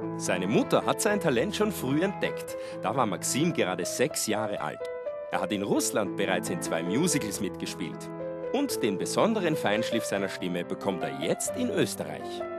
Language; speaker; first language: German; native; German